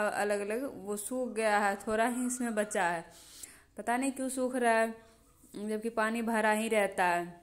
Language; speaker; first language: Hindi; native; Hindi